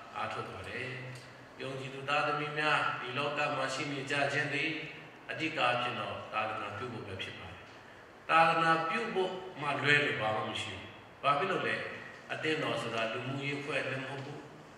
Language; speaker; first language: Burmese; non-native, local second language; Tedim Chin